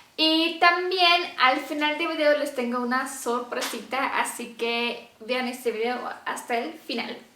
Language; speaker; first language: Spanish; non-native, fluent; Romanian